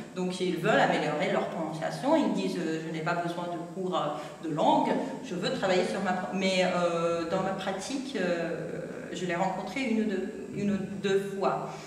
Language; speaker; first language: French; non-native, fluent; Russian